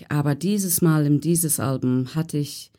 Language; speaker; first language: German; non-native, learner; English